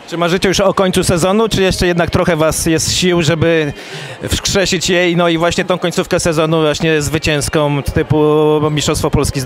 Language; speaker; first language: Polish; native; Polish